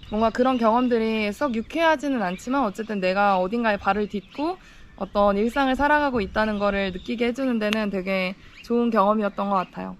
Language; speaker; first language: Korean; native; Korean